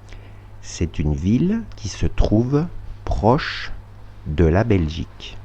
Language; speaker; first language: French; non-native, fluent; Russian